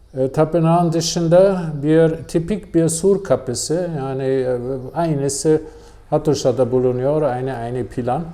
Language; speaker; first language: Turkish; non-native, fluent; German